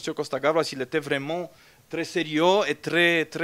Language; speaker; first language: French; non-native, fluent; Romanian